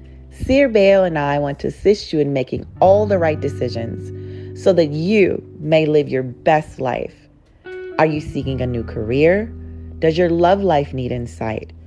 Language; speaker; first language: English; native; English